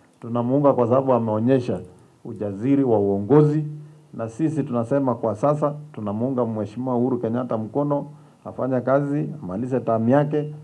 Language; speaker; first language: Swahili; non-native, local second language; Kalenjin